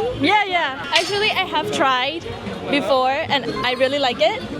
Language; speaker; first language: English; non-native, learner; Thai